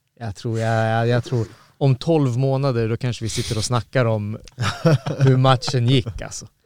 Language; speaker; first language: Swedish; native; Swedish